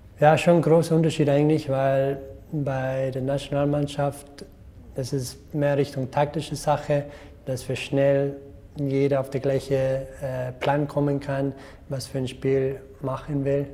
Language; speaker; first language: German; non-native, fluent; English